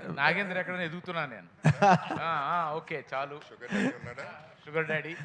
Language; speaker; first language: Telugu; native; Telugu